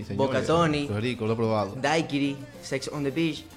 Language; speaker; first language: Spanish; native; Spanish